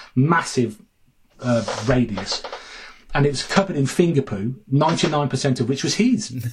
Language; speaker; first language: English; native; English